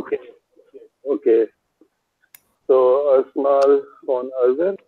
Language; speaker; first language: German; non-native, learner; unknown